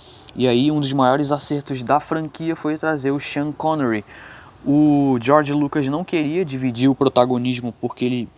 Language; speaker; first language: Portuguese; native; Portuguese